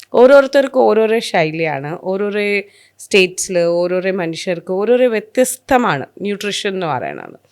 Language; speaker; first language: Malayalam; non-native, local second language; Hindi